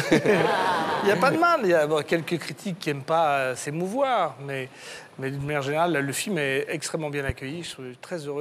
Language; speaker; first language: French; native; French